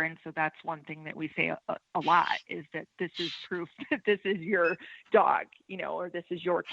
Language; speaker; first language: English; native; English